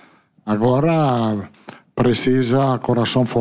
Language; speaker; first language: Portuguese; non-native, learner; Italian